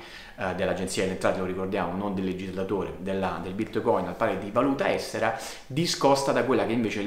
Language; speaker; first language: Italian; native; Italian